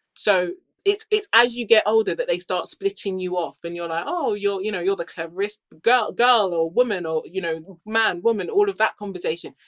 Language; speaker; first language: English; native; English